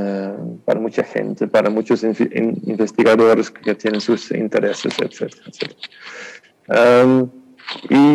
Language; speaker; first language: Spanish; non-native, fluent; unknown